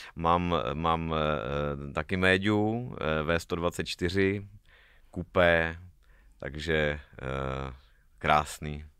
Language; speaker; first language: Czech; native; Czech